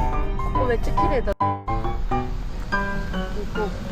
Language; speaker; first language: Korean; non-native, fluent; Japanese